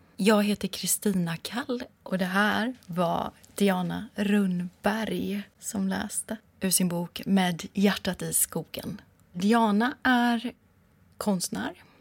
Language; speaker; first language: Swedish; native; Swedish